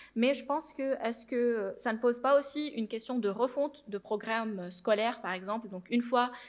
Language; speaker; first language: French; non-native, local second language; Arabic